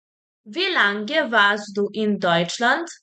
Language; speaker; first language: German; non-native, fluent; Serbian